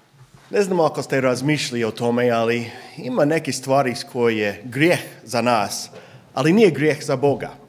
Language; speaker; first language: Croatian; non-native, fluent; English